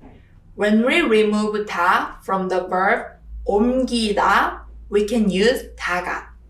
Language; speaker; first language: English; non-native, fluent; Korean